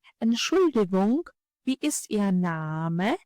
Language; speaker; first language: German; non-native, fluent; Ukrainian